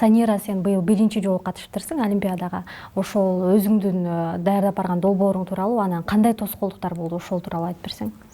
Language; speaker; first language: Kyrgyz; native; Kyrgyz